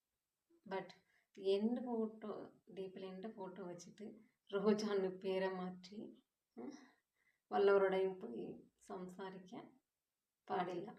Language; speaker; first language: Malayalam; non-native, local second language; Tamil